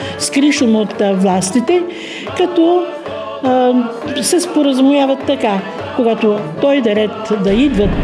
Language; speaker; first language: Bulgarian; native; Bulgarian